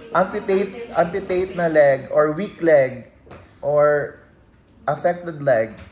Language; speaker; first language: Filipino; non-native, local second language; Cebuano